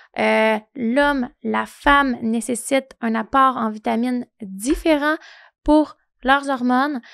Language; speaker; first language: French; native; French